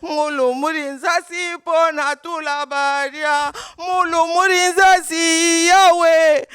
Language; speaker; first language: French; non-native, local second language; Swahili